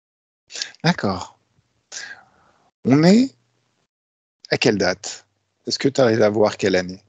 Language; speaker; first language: French; native; French